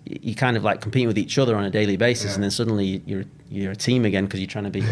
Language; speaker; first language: English; native; English